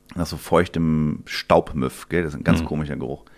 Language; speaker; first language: German; native; German